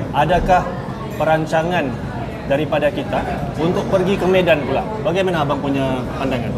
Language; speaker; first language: Malay; native; Malay